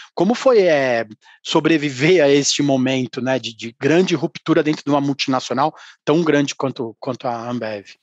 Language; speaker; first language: Portuguese; native; Portuguese